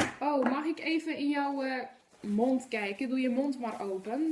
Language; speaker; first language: Dutch; non-native, fluent; Polish